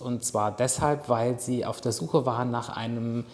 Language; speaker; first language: German; native; German